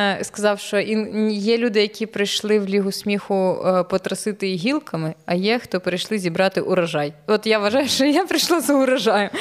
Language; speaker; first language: Ukrainian; non-native, local second language; Russian